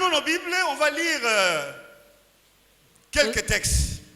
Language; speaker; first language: French; non-native, local second language; Lingala